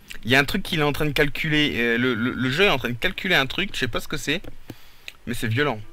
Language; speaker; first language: French; native; French